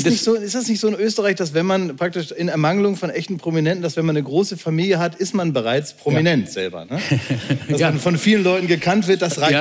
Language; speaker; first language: German; native; German